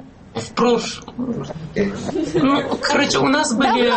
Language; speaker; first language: Russian; non-native, fluent; Romanian